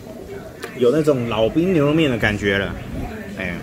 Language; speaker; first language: Chinese; native; Chinese